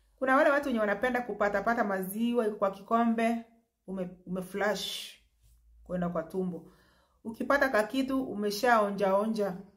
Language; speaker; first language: Swahili; native; Swahili